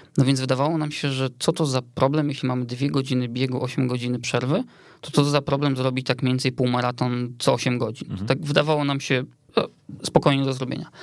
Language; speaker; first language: Polish; native; Polish